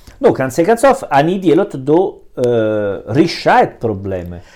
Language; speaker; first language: Russian; non-native, learner; Italian